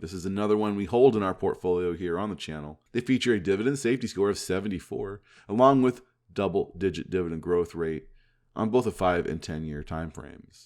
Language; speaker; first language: English; native; English